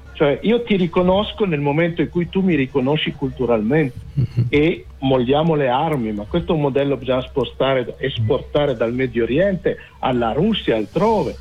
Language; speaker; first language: Italian; native; Italian